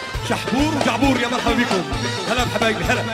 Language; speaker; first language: Arabic; native; Arabic